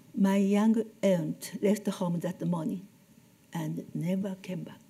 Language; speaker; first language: English; non-native, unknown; Japanese